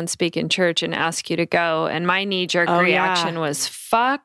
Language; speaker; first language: English; native; English